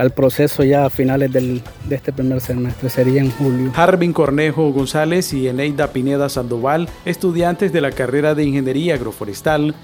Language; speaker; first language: Spanish; non-native, local second language; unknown